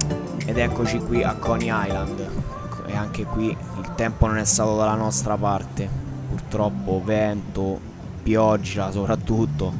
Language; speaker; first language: Italian; native; Italian